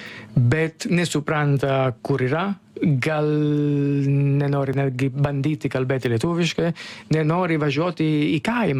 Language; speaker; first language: Lithuanian; non-native, fluent; Italian